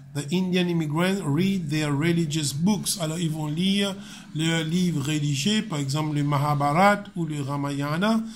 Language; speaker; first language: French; non-native, local second language; Morisyen